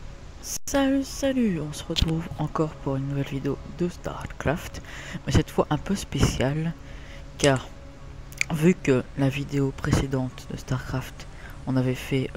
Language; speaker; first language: French; native; French